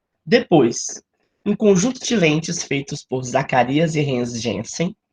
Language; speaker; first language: Portuguese; native; Portuguese